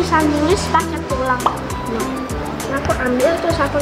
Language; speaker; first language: Indonesian; native; Indonesian